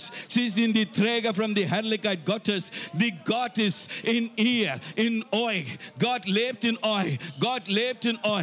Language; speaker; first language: German; non-native, learner; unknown